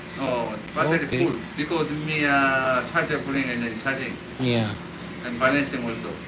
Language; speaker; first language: English; non-native, learner; Korean